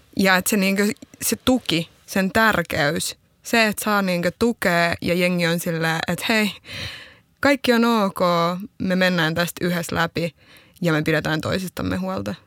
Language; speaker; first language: Finnish; early bilingual, other home language; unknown